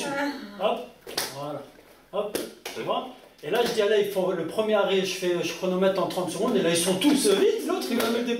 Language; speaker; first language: French; native; French